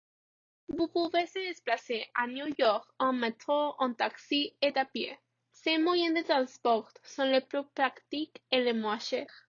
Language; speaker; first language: French; non-native, learner; Spanish